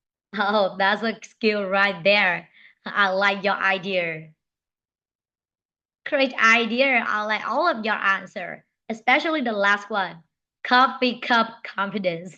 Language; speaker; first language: English; non-native, fluent; Vietnamese